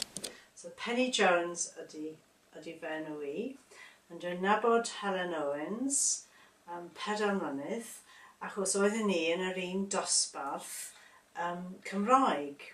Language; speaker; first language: Welsh; non-native, learner; English